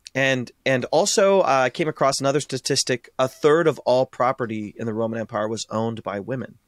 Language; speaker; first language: English; native; English